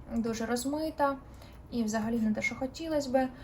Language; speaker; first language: Ukrainian; non-native, local second language; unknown